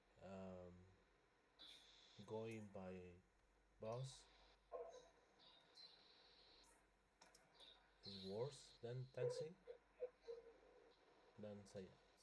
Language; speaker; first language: English; non-native, learner; Spanish